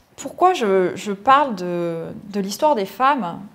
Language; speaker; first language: French; native; French